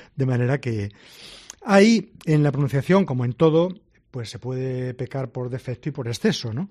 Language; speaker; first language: Spanish; native; Spanish